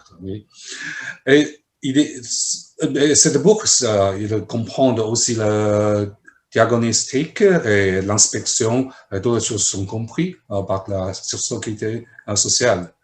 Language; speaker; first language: French; non-native, fluent; Chinese